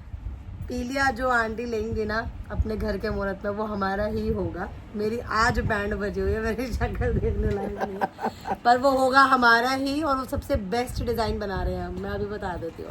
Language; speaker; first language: Hindi; native; Hindi